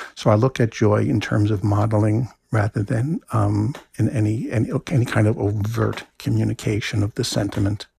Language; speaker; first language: English; native; English